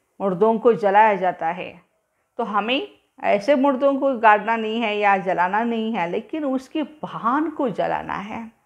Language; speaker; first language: Hindi; non-native, local second language; Marathi